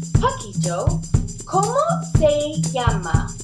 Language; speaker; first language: Spanish; non-native, fluent; English